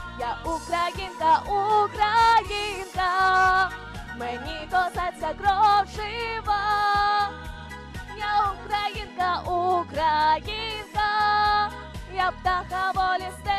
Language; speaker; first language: Ukrainian; native; Ukrainian